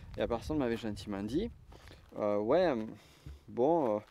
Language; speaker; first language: French; native; French